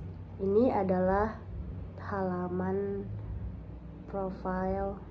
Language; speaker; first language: Indonesian; native; Indonesian